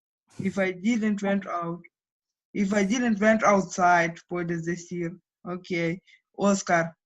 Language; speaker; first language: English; non-native, fluent; Ukrainian